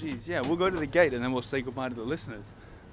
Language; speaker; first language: English; native; English